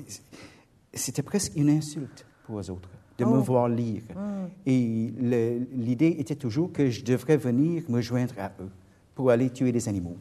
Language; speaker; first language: French; non-native, fluent; English